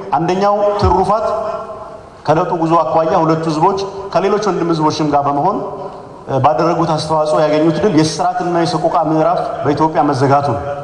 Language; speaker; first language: Amharic; non-native, local second language; Oromo